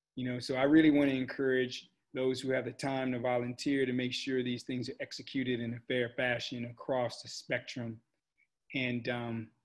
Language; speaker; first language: English; native; English